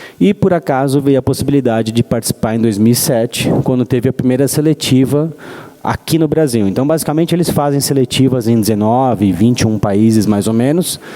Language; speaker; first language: Portuguese; native; Portuguese